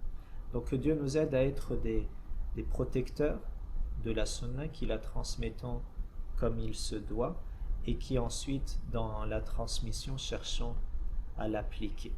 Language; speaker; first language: French; native; French